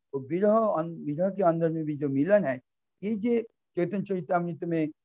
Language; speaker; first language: Hindi; non-native, local second language; Bangla